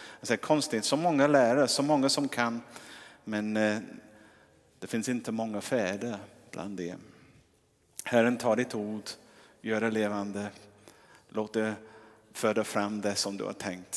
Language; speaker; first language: Swedish; non-native, fluent; English